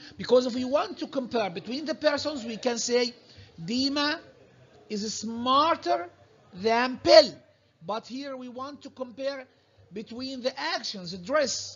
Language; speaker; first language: English; non-native, fluent; Arabic